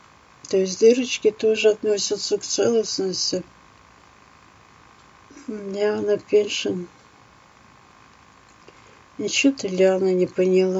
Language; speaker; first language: Russian; native; Russian